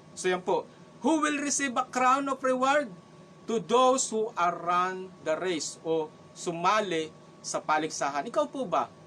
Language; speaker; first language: Filipino; non-native, local second language; Cebuano